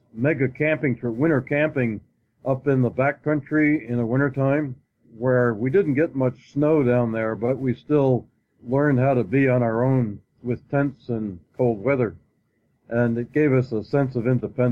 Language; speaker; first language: English; native; English